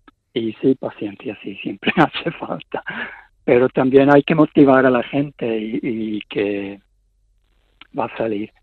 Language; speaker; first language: Spanish; non-native, fluent; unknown